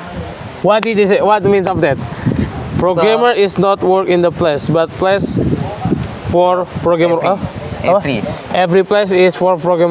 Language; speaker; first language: English; non-native, learner; Indonesian